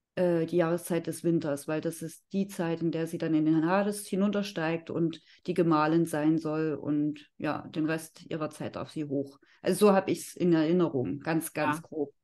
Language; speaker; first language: German; native; German